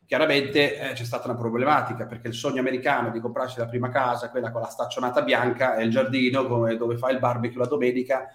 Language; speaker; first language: Italian; native; Italian